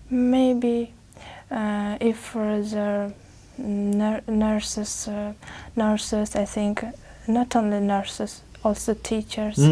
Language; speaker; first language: English; non-native, fluent; Uzbek